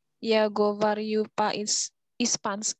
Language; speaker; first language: Russian; non-native, learner; Indonesian